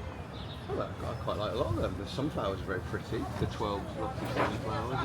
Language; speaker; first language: English; native; English